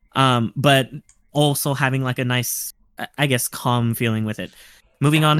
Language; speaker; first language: English; early bilingual, other home language; Spanish